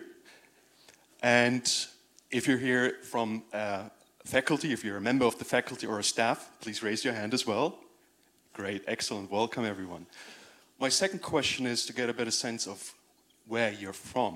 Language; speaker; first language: English; non-native, fluent; German